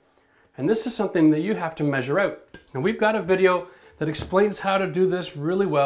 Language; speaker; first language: English; native; English